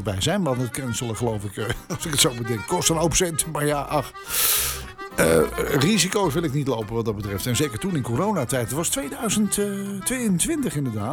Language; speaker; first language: Dutch; native; Dutch